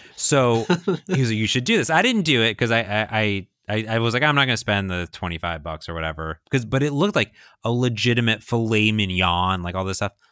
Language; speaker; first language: English; native; English